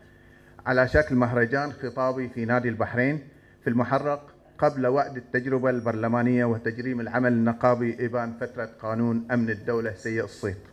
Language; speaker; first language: Arabic; native; Arabic